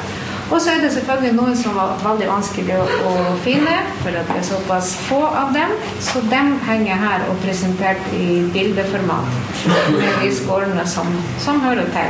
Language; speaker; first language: Norwegian; non-native, fluent; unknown